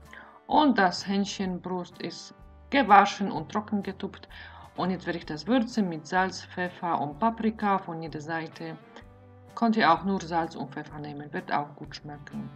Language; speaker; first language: German; non-native, fluent; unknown